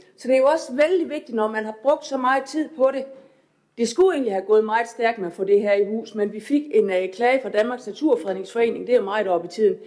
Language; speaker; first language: Danish; native; Danish